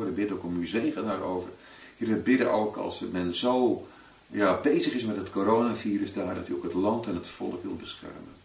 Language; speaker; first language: Dutch; native; Dutch